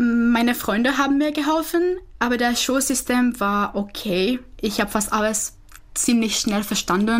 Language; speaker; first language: German; non-native, fluent; Czech